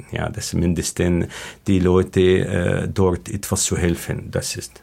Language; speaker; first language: German; non-native, learner; Arabic